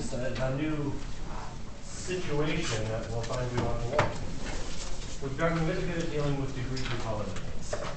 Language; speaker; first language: English; native; English